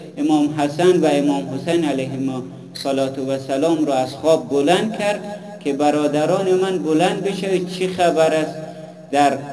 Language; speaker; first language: Persian; native; Persian